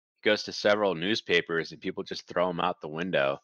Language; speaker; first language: English; native; English